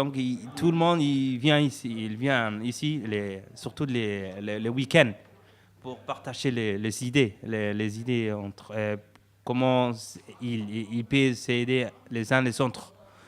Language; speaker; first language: French; non-native, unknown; Somali